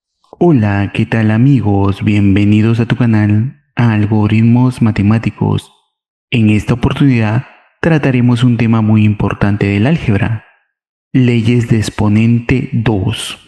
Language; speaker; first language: Spanish; native; Spanish